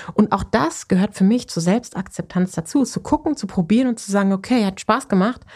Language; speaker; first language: German; native; German